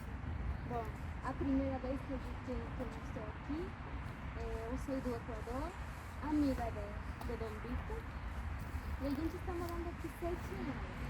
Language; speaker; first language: Portuguese; non-native, fluent; Spanish